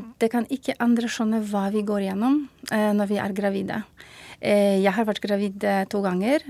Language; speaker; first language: Norwegian; non-native, fluent; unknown